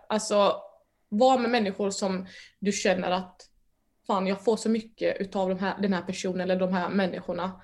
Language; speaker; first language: Swedish; early bilingual, other home language; Mandingo